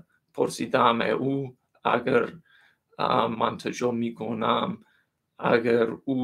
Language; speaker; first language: Persian; non-native, learner; English